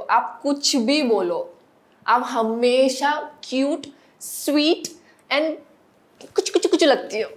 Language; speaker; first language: Hindi; non-native, local second language; Assamese